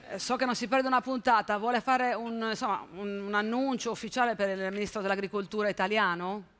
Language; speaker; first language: Italian; native; Italian